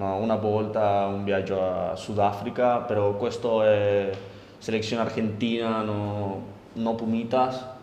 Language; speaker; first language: Italian; non-native, learner; Spanish